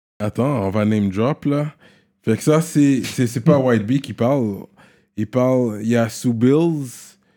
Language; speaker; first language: French; native; French